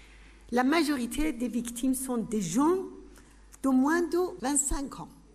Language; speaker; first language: French; non-native, fluent; Persian